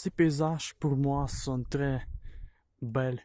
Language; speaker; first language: French; non-native, learner; Ukrainian